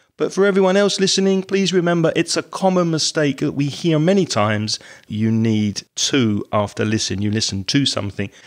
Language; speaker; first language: English; native; English